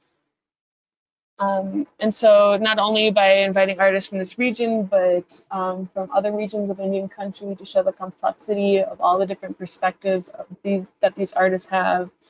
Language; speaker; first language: English; native; English